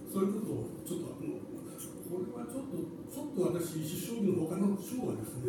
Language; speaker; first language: Japanese; native; Japanese